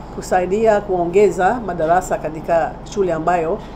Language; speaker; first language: Swahili; non-native, fluent; Seselwa Creole French